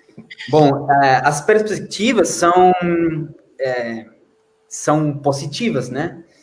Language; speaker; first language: Portuguese; non-native, fluent; Spanish